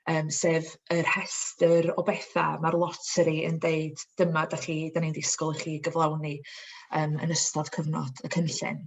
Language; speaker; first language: Welsh; native; Welsh